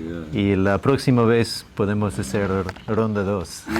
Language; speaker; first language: Spanish; non-native, fluent; English